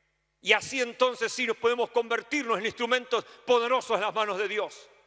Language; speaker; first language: Spanish; native; Spanish